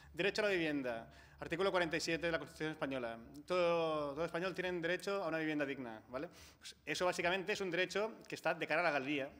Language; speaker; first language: Spanish; non-native, local second language; Catalan